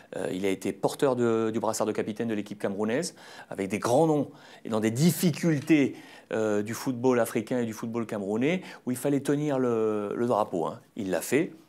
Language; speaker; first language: French; native; French